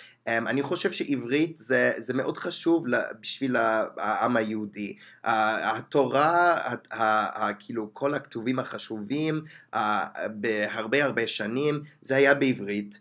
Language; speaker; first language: Hebrew; non-native, fluent; English